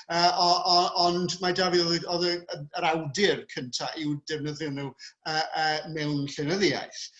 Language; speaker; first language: Welsh; non-native, fluent; English